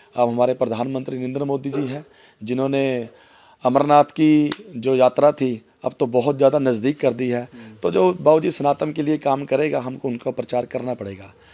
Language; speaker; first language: Hindi; non-native, local second language; Punjabi